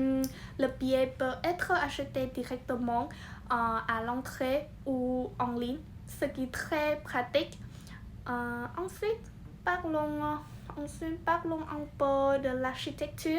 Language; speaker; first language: French; non-native, learner; Vietnamese